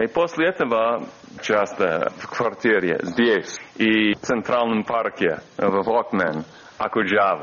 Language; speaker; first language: Russian; non-native, learner; English